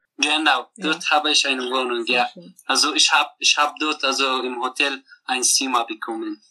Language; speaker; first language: German; non-native, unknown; Persian